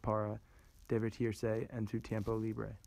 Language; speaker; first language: Spanish; non-native, learner; English